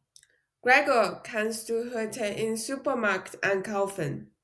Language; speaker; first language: German; non-native, learner; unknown